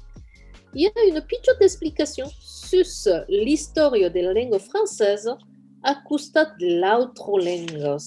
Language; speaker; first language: French; non-native, fluent; Japanese